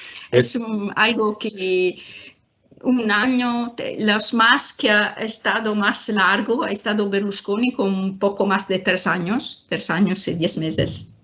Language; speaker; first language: Spanish; non-native, fluent; Italian